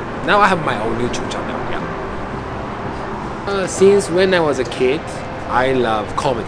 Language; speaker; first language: English; non-native, fluent; Japanese